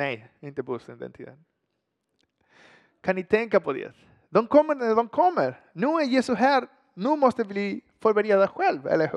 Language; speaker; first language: Swedish; non-native, fluent; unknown